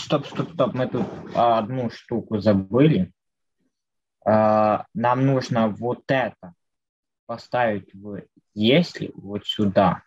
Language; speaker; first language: Russian; native; Russian